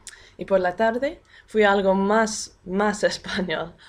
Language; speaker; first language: Spanish; non-native, fluent; English